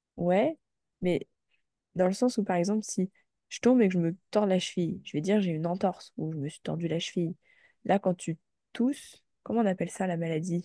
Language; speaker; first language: French; native; French